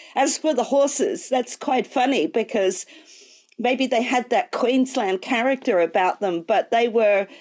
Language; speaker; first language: English; native; English